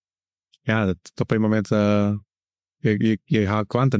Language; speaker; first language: Dutch; non-native, learner; Spanish